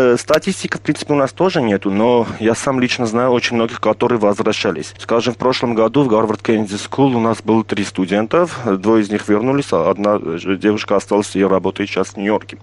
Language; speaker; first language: Russian; non-native, local second language; Armenian